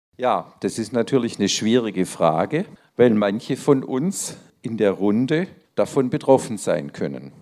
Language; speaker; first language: German; native; German